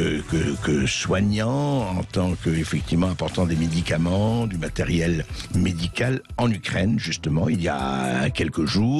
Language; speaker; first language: French; native; French